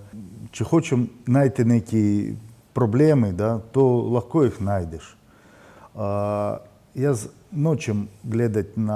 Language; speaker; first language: Slovenian; non-native, learner; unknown